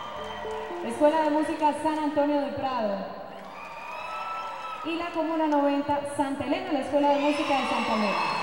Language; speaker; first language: Spanish; native; Spanish